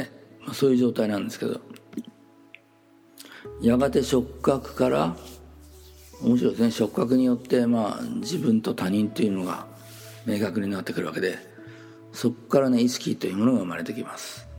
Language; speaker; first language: Japanese; native; Japanese